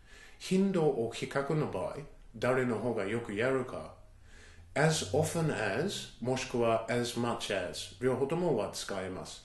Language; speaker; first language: Japanese; non-native, fluent; English